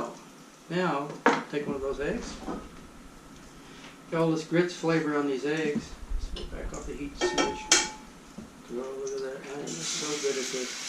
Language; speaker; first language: English; native; English